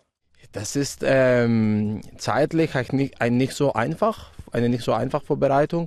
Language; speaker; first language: German; non-native, fluent; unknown